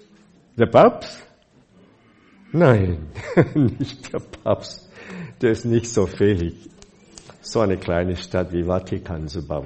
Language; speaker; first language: German; non-native, fluent; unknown